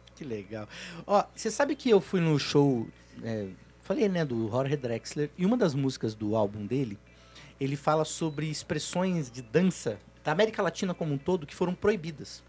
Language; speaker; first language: Portuguese; native; Portuguese